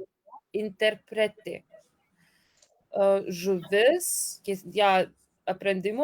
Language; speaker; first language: Spanish; non-native, fluent; Lithuanian